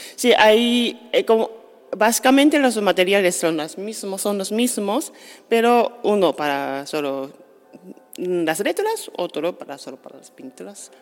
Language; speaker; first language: Spanish; non-native, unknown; Japanese